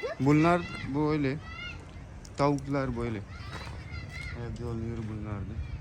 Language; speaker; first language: Turkish; non-native, learner; Urdu